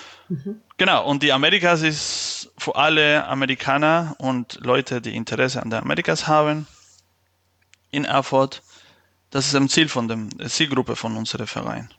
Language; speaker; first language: German; non-native, fluent; Spanish